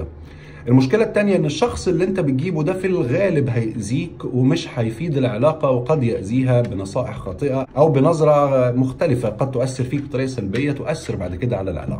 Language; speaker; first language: Arabic; native; Arabic